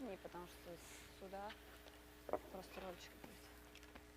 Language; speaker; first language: Russian; native; Russian